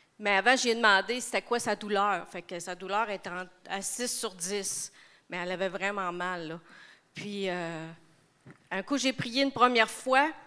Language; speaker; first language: French; native; French